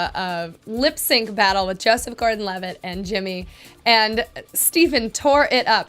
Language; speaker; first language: English; native; English